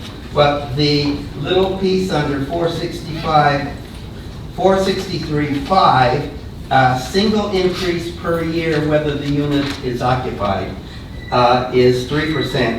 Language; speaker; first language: English; native; English